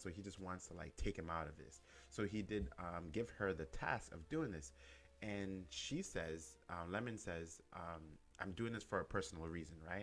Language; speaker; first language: English; native; English